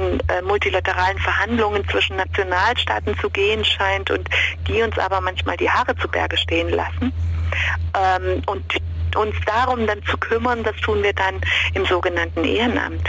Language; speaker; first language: German; native; German